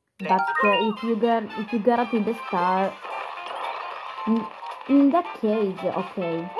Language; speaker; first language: English; non-native, learner; Italian